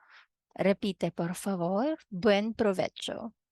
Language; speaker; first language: Spanish; non-native, fluent; Filipino